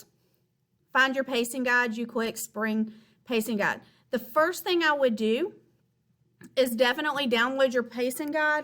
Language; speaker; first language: English; native; English